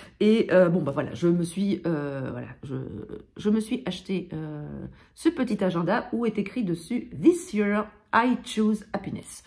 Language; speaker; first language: French; native; French